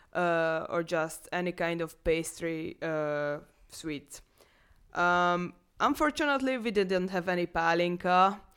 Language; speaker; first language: English; non-native, fluent; Hungarian